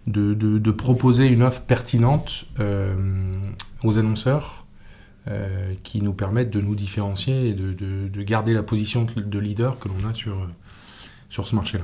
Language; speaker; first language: French; native; French